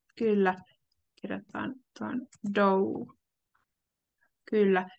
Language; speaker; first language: Finnish; native; Finnish